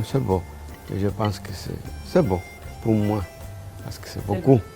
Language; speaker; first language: French; non-native, fluent; Spanish